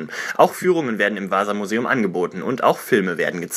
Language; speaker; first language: German; native; German